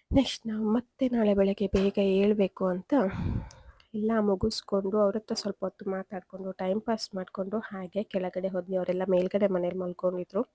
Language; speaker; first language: Kannada; non-native, local second language; Tulu